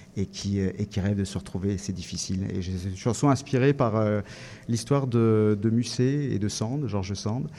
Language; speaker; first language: French; native; French